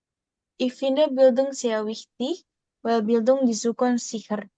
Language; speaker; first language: German; non-native, learner; Indonesian